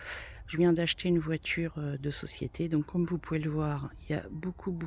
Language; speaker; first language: French; native; French